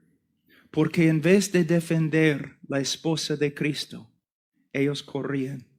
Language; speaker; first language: Spanish; non-native, fluent; English